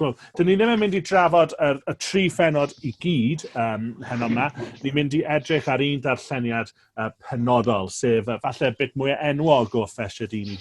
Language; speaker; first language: Welsh; native; Welsh